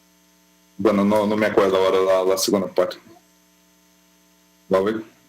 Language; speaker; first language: Spanish; non-native, fluent; Portuguese